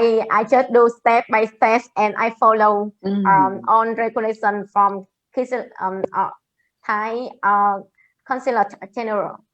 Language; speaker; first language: English; non-native, learner; Vietnamese